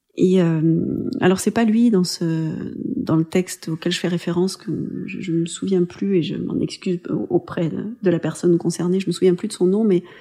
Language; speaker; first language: French; native; French